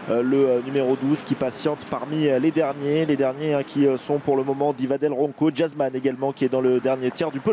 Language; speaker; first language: French; native; French